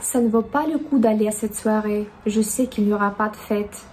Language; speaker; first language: French; non-native, fluent; Russian